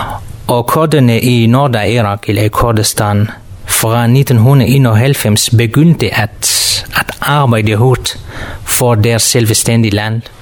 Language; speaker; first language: Danish; non-native, learner; Kurdish